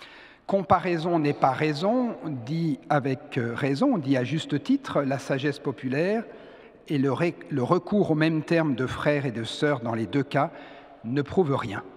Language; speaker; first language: French; native; French